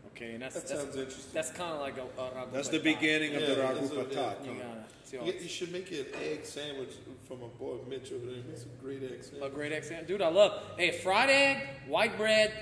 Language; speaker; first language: English; native; English